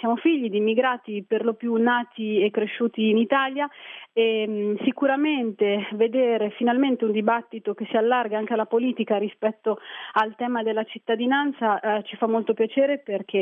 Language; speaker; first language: Italian; early bilingual, other home language; Arabic